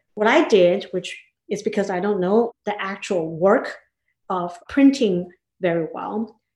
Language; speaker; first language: English; non-native, fluent; Chinese